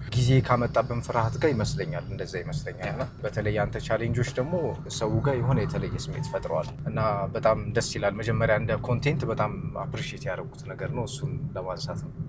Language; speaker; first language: Amharic; native; Amharic